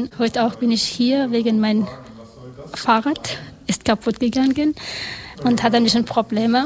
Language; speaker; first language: German; non-native, learner; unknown